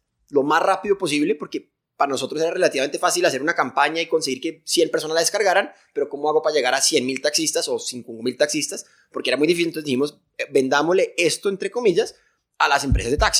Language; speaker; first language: Spanish; native; Spanish